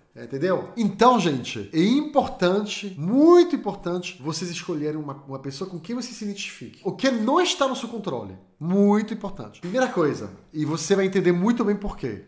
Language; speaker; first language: Portuguese; non-native, fluent; French